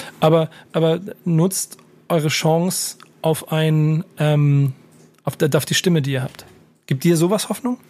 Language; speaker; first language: German; native; German